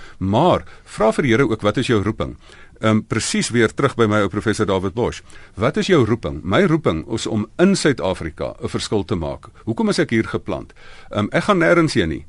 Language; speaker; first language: Afrikaans; native; Afrikaans